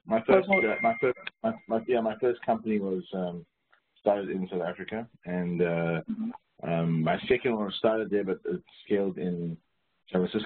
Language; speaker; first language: English; native; English